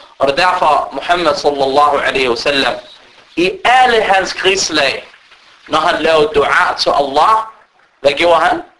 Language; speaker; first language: Danish; early bilingual, other home language; Arabic